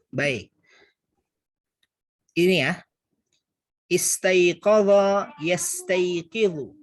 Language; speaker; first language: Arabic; non-native, fluent; Indonesian